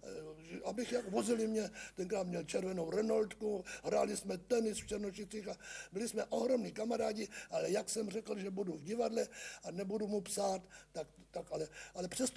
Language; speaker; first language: Czech; native; Czech